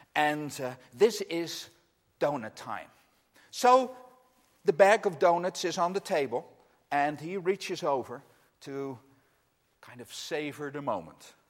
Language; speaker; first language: English; non-native, fluent; Dutch